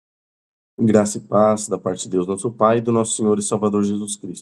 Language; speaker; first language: Portuguese; native; Portuguese